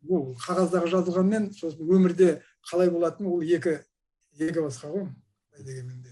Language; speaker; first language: Kazakh; native; Kazakh